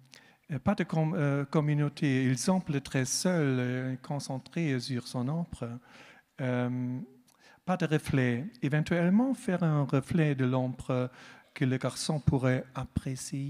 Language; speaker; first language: French; non-native, learner; German